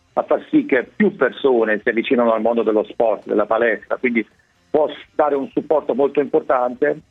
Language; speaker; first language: Italian; early bilingual, other home language; German